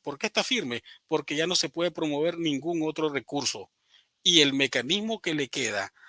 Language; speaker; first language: Spanish; native; Spanish